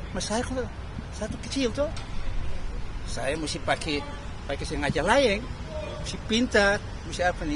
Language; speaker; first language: Indonesian; early bilingual, heritage; Indonesian